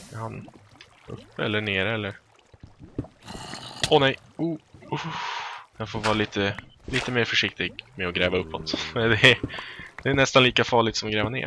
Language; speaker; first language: Swedish; native; Swedish